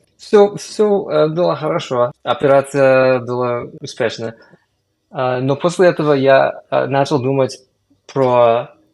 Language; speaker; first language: Russian; non-native, fluent; English